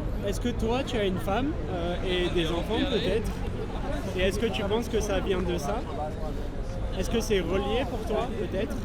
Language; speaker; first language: French; native; French